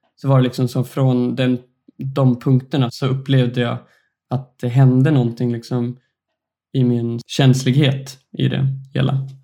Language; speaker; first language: Swedish; native; Swedish